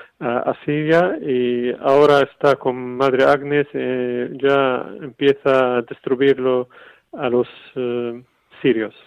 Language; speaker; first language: Spanish; non-native, fluent; Arabic